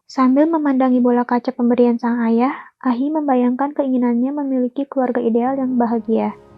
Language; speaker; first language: Indonesian; native; Indonesian